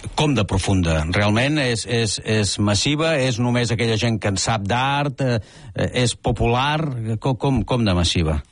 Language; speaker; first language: Catalan; native; Catalan